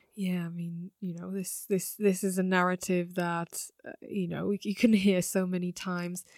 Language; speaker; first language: English; non-native, fluent; Slovak